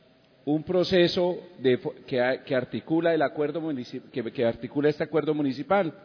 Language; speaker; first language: Spanish; native; Spanish